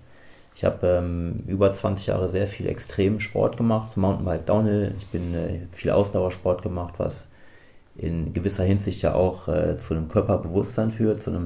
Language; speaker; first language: German; native; German